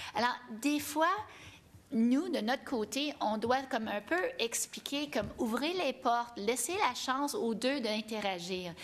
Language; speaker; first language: French; non-native, fluent; English